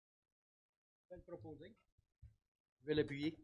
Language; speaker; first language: French; native; French